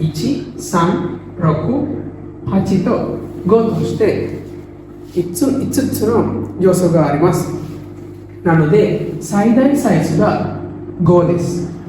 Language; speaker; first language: Japanese; non-native, learner; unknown